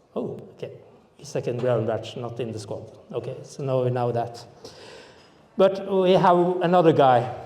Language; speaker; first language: English; non-native, fluent; Norwegian